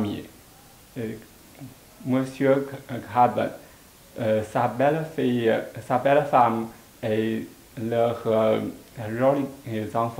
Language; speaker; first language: French; non-native, learner; Chinese